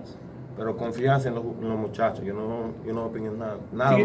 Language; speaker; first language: Spanish; non-native, learner; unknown